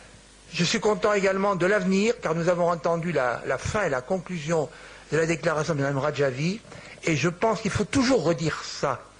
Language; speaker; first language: French; native; French